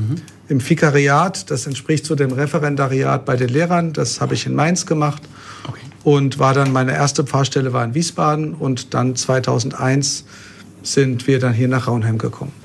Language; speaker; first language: German; native; German